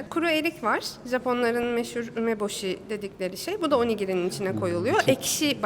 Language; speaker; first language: Turkish; native; Turkish